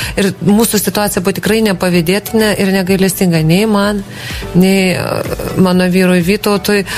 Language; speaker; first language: Lithuanian; native; Lithuanian